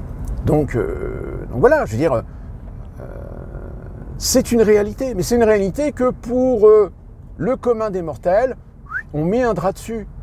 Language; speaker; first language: French; native; French